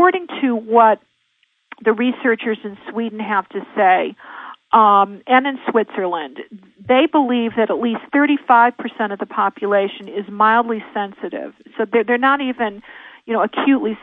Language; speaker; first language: English; native; English